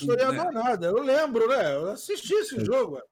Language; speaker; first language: Portuguese; native; Portuguese